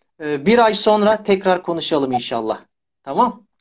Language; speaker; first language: Turkish; native; Turkish